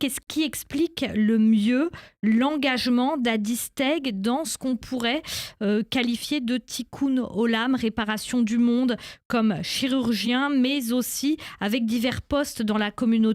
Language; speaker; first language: French; native; French